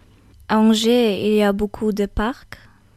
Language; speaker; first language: French; non-native, learner; German